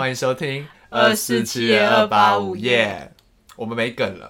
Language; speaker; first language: Chinese; native; Chinese